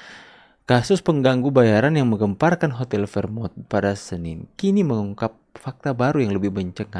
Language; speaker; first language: Indonesian; native; Indonesian